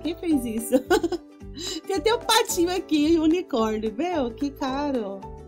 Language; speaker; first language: Portuguese; non-native, fluent; Spanish